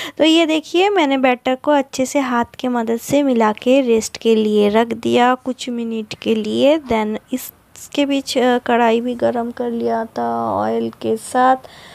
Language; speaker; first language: Hindi; non-native, local second language; Bangla